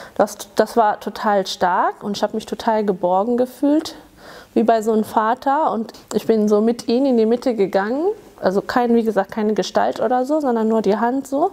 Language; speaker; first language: German; early bilingual, other home language; Tamil